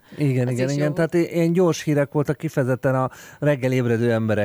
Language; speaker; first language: Hungarian; native; Hungarian